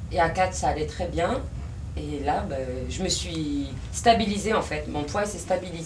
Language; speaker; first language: French; native; French